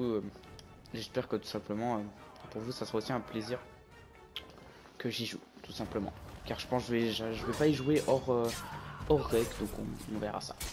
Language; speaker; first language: French; native; French